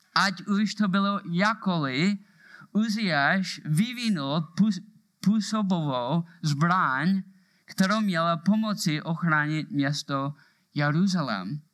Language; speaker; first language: Czech; native; Czech